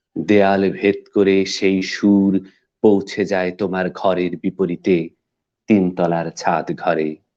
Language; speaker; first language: Bangla; native; Bangla